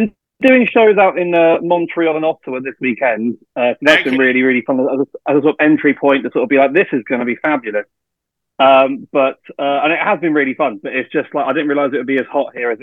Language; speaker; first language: English; native; English